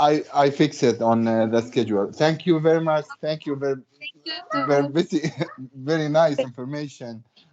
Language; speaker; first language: English; non-native, learner; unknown